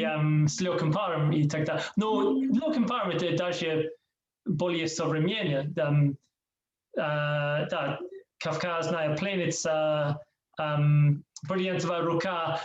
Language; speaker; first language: Russian; non-native, learner; English